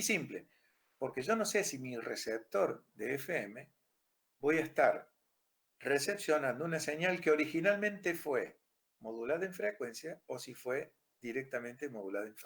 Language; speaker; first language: Spanish; native; Spanish